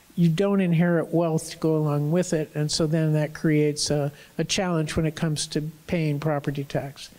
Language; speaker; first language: English; native; English